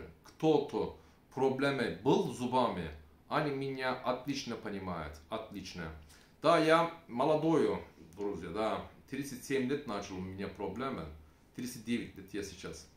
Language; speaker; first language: Russian; non-native, learner; Turkish